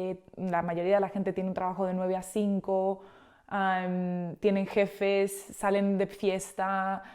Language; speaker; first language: Spanish; native; Spanish